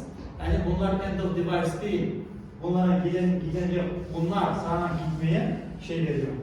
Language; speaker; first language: Turkish; non-native, learner; Kazakh